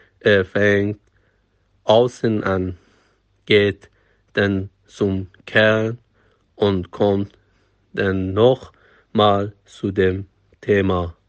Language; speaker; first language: German; non-native, fluent; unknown